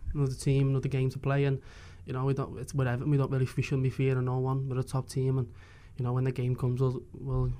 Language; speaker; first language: English; native; English